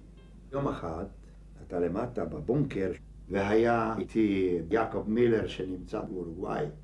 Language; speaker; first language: Hebrew; non-native, fluent; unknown